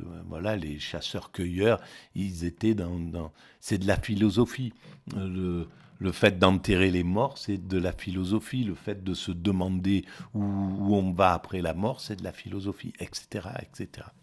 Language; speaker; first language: French; native; French